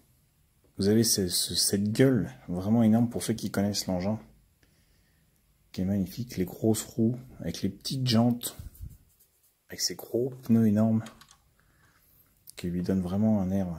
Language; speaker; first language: French; native; French